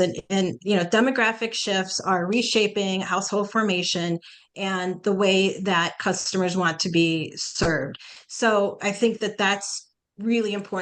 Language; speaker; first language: English; early bilingual, other home language; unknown